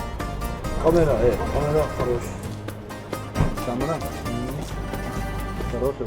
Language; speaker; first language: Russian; non-native, fluent; Lithuanian